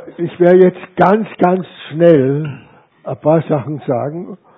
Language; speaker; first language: German; native; German